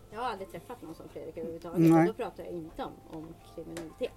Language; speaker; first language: Swedish; native; Swedish